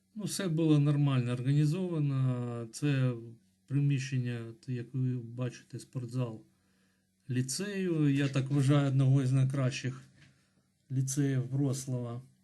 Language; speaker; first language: Ukrainian; non-native, local second language; Russian